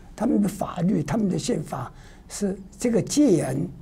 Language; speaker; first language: Chinese; non-native, local second language; Min Nan Chinese